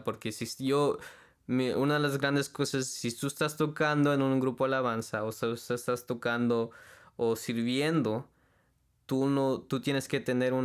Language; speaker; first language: Spanish; early bilingual, heritage; Spanish